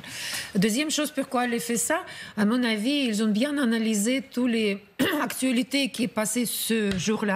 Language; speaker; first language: French; non-native, fluent; Russian